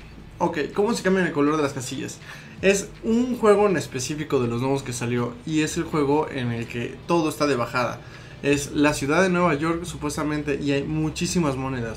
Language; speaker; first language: Spanish; native; Spanish